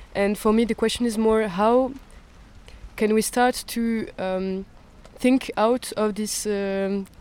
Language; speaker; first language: English; non-native, fluent; French